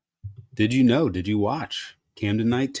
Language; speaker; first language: English; native; English